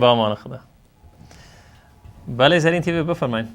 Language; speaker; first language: Persian; native; Persian